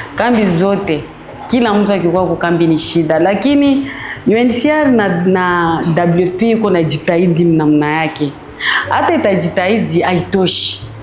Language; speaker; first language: Swahili; native; Swahili